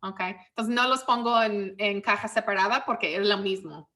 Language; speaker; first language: Spanish; non-native, fluent; English